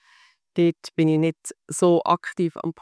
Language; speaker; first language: German; native; German